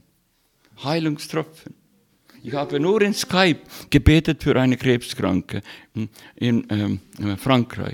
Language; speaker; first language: German; non-native, learner; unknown